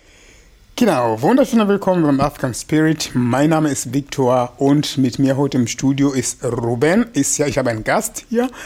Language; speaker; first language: German; non-native, fluent; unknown